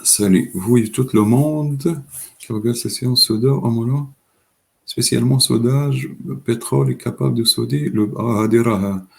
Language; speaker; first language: French; non-native, local second language; Arabic